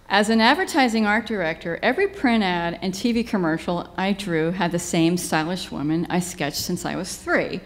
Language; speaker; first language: English; native; English